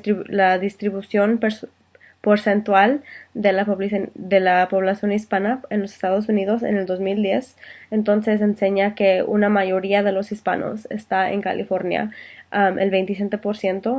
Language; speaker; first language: Spanish; early bilingual, heritage; Spanish